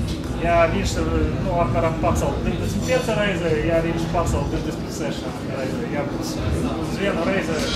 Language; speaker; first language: Latvian; non-native, local second language; Russian